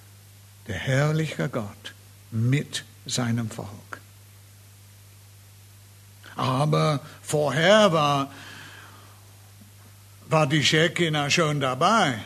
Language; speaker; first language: German; non-native, fluent; English